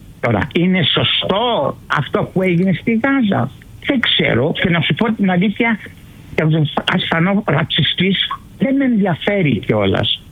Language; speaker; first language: Greek; early bilingual, heritage; Greek